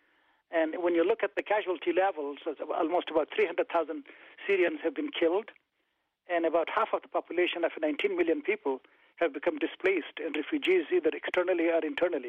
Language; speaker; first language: English; non-native, fluent; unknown